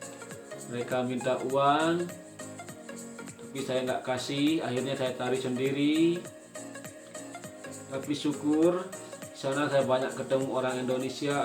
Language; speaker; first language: Indonesian; non-native, local second language; Sasak